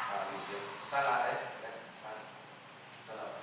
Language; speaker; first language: Chinese; non-native, fluent; Vietnamese